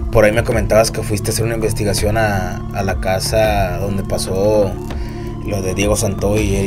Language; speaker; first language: Spanish; native; Spanish